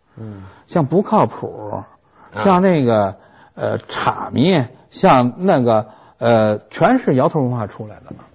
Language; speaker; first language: Chinese; native; Chinese